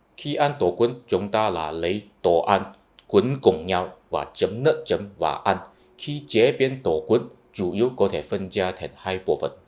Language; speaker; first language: Vietnamese; non-native, fluent; Chinese